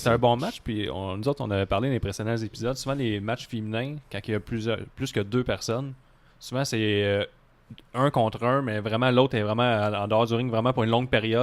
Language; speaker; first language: French; native; French